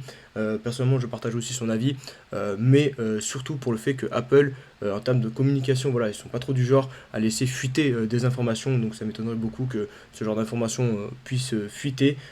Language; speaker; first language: French; native; French